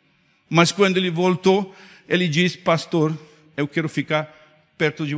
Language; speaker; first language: Portuguese; non-native, fluent; Spanish